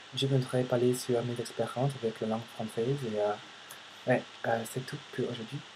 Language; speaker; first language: French; non-native, learner; English